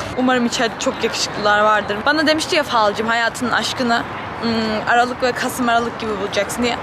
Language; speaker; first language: Turkish; native; Turkish